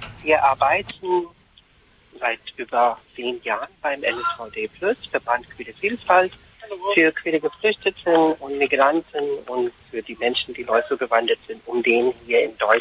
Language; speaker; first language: German; non-native, fluent; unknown